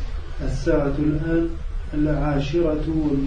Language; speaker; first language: Arabic; non-native, learner; French